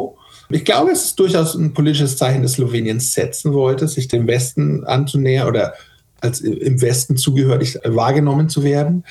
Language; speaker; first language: German; native; German